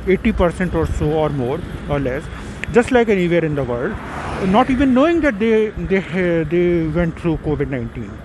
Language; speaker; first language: English; non-native, local second language; Hindi